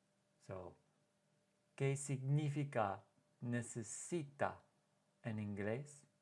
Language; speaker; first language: Spanish; non-native, fluent; English